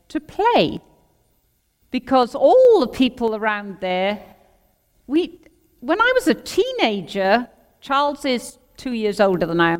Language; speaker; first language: English; native; English